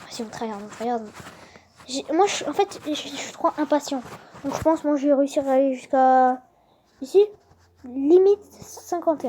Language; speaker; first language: French; native; French